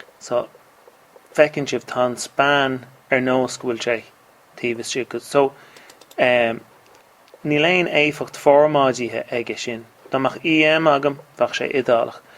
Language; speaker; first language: Irish; native; Irish